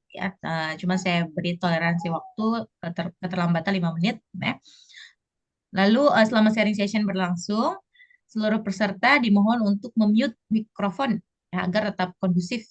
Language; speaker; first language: Indonesian; native; Indonesian